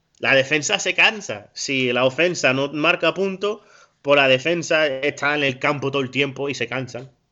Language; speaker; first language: Spanish; early bilingual, heritage; Spanish